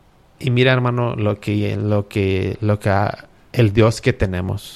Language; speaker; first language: Spanish; early bilingual, heritage; Spanish